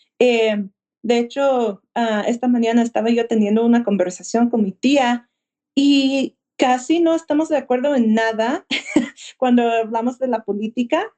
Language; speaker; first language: Spanish; early bilingual, heritage; Spanish